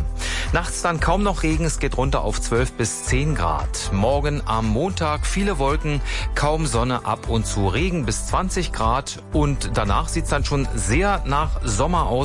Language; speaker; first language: German; native; German